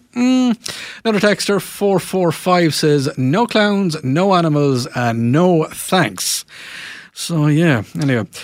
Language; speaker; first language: English; non-native, local second language; Irish